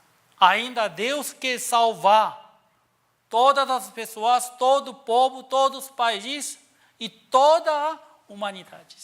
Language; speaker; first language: Portuguese; non-native, learner; Korean